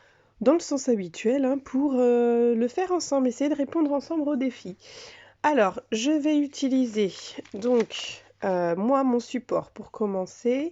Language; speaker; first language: French; native; French